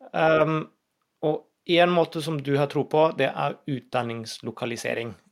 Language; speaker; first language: Norwegian; non-native, fluent; German